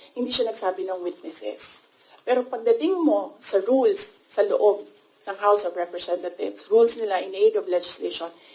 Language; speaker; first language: Filipino; non-native, local second language; Cebuano